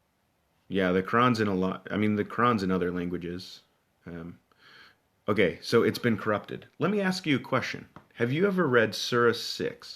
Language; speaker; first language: English; native; English